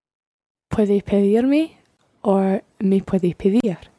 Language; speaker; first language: Spanish; non-native, learner; English